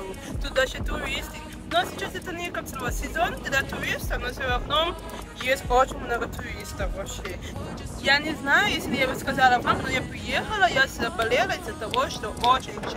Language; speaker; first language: Russian; non-native, fluent; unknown